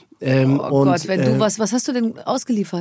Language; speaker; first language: German; native; German